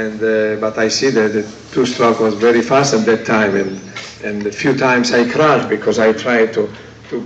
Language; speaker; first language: English; non-native, learner; Italian